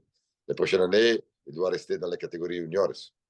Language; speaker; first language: French; non-native, learner; Italian